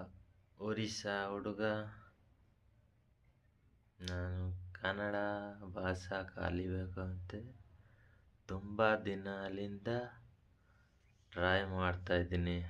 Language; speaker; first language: Kannada; non-native, local second language; Odia